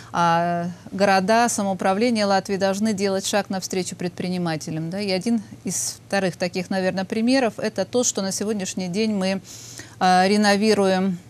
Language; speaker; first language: Russian; native; Russian